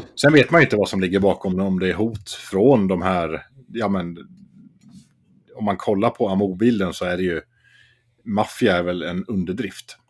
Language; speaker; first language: Swedish; native; Swedish